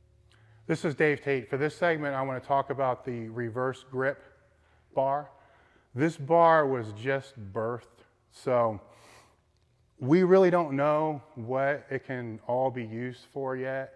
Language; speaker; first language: English; native; English